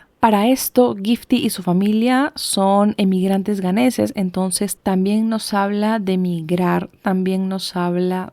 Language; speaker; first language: Spanish; native; Spanish